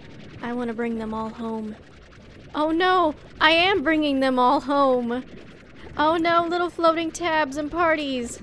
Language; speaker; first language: English; native; English